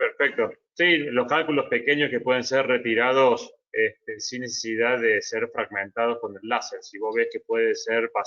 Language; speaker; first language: Spanish; native; Spanish